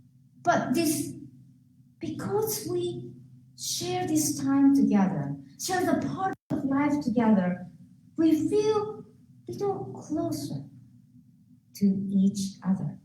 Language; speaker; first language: English; non-native, fluent; Japanese